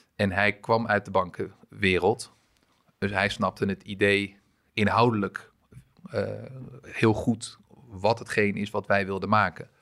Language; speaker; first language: Dutch; early bilingual, other home language; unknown